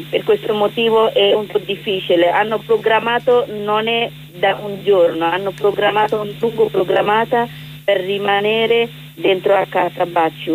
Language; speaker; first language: Italian; non-native, learner; Bangla